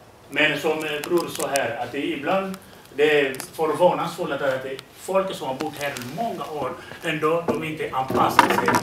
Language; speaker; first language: Swedish; non-native, fluent; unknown